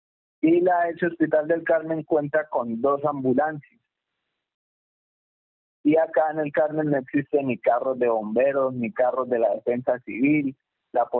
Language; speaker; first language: Spanish; native; Spanish